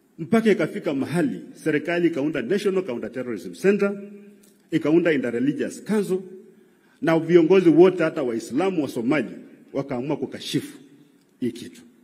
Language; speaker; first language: Swahili; non-native, local second language; Luyia